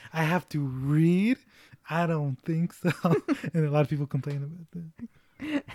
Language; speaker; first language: English; early bilingual, other home language; Spanish